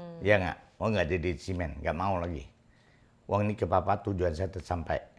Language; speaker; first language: Indonesian; non-native, local second language; Min Nan Chinese